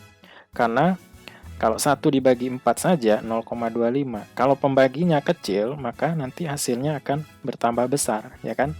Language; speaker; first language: Indonesian; native; Indonesian